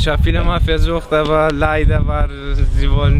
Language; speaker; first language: German; non-native, learner; Kurdish